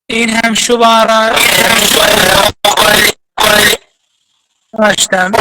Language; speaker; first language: Persian; non-native, learner; Arabic